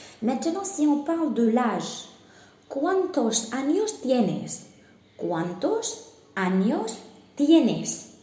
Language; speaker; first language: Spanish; non-native, fluent; Arabic